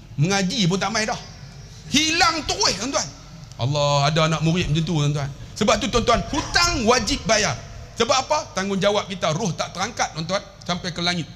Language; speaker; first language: Malay; native; Malay